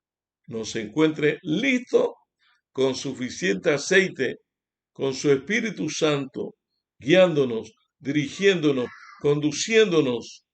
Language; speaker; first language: Spanish; native; Spanish